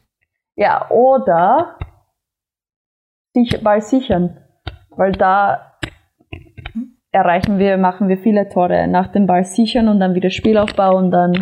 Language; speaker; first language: German; non-native, fluent; English